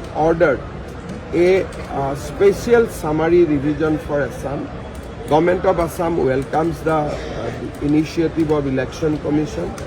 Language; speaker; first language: English; non-native, local second language; Assamese